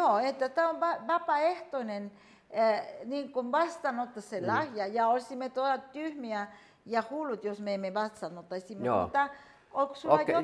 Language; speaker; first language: Finnish; non-native, fluent; Spanish